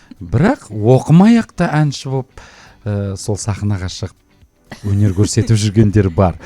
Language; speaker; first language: Kazakh; native; Kazakh